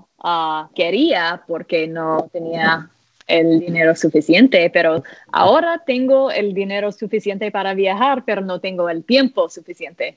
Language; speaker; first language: Spanish; non-native, fluent; English